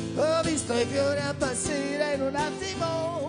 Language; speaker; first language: Italian; native; Italian